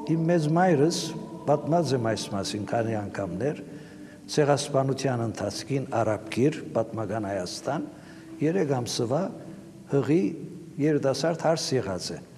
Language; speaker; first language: Armenian; early bilingual, heritage; Armenian